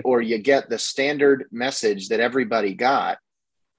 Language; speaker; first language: English; native; English